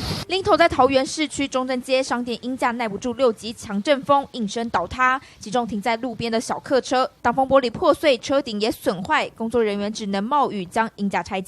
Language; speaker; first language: Chinese; native; Chinese